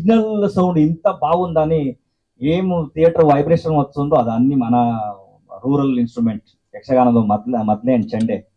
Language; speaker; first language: Telugu; non-native, learner; Kannada